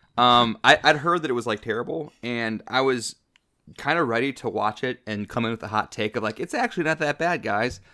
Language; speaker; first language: English; native; English